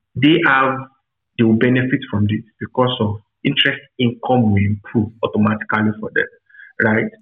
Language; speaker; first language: English; non-native, local second language; Yoruba